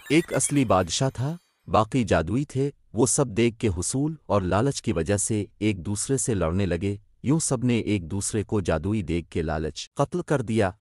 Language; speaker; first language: Urdu; native; Urdu